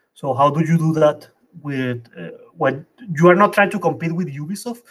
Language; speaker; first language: English; non-native, fluent; Spanish